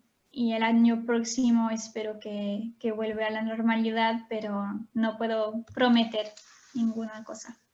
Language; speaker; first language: Spanish; non-native, fluent; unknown